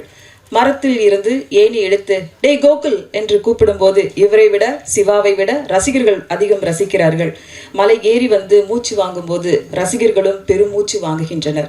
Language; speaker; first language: Tamil; native; Tamil